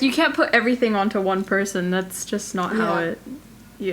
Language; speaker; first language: English; native; English